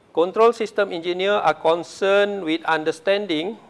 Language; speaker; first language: English; non-native, local second language; Malay